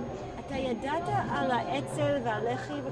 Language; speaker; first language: Hebrew; native; Hebrew